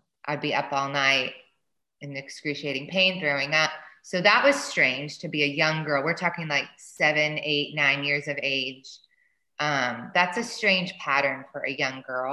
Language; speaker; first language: English; native; English